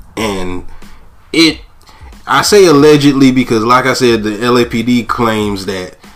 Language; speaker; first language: English; native; English